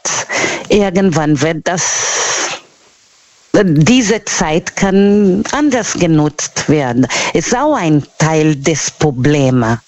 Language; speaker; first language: German; non-native, learner; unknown